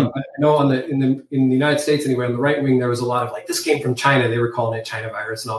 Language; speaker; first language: English; native; English